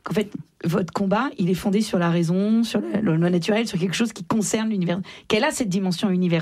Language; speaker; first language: French; native; French